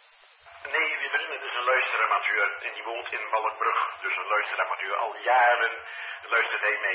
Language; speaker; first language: Dutch; native; Dutch